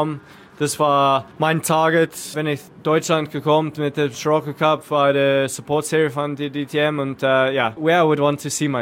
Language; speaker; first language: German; non-native, learner; English